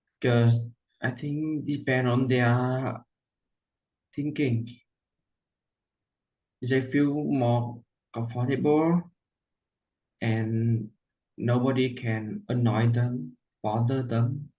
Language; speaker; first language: English; non-native, learner; Vietnamese